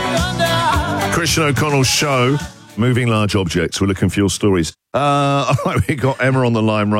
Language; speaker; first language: English; native; English